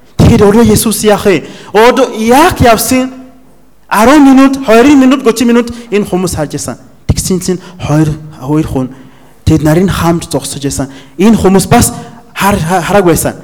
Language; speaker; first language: Mongolian; non-native, fluent; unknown